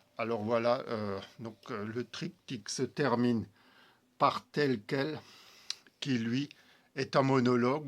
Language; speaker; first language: French; native; French